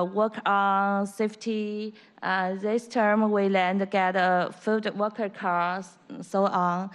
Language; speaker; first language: English; non-native, learner; Chinese